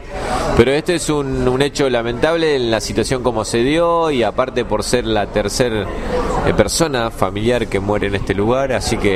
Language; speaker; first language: Spanish; native; Spanish